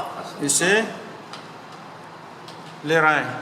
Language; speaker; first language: French; non-native, learner; Vietnamese